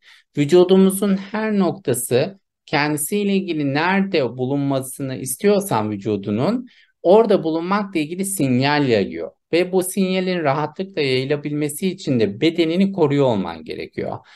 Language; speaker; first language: Turkish; native; Turkish